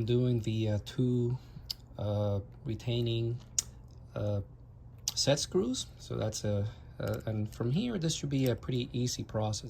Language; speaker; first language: English; native; English